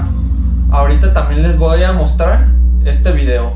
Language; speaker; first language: Spanish; native; Spanish